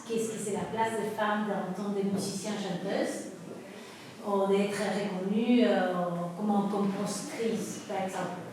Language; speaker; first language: French; non-native, fluent; Spanish